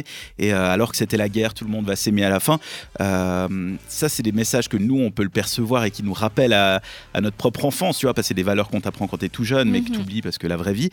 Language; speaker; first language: French; native; French